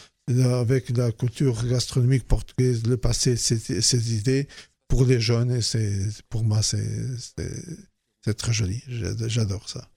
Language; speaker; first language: French; non-native, fluent; Portuguese